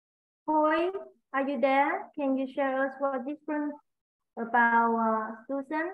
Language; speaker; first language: English; non-native, learner; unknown